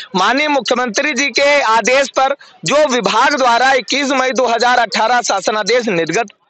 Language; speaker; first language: Hindi; native; Hindi